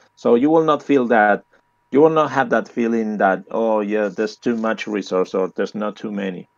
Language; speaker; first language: English; non-native, learner; Spanish